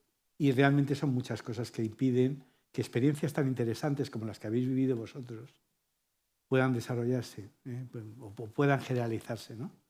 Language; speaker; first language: Spanish; native; Spanish